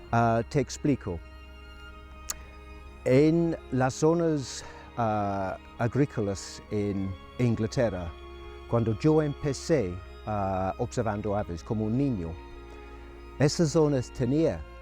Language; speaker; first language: Spanish; non-native, fluent; English